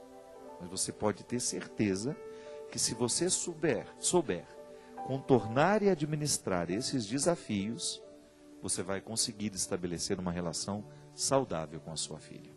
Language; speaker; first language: Portuguese; native; Portuguese